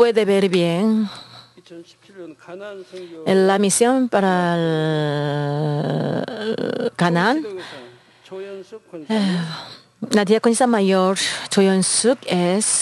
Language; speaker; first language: Spanish; non-native, learner; Korean